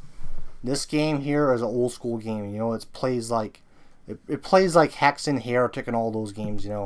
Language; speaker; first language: English; native; English